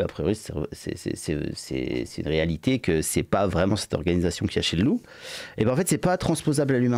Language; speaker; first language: French; native; French